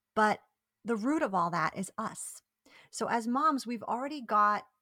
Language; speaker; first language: English; early bilingual, other home language; Italian